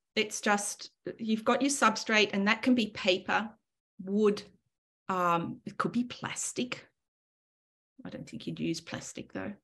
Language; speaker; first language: English; native; English